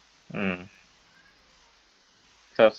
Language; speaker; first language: English; non-native, learner; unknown